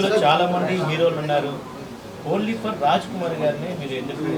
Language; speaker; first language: Telugu; native; Telugu